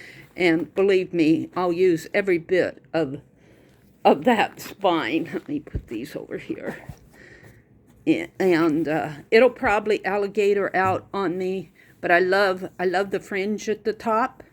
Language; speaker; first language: English; native; English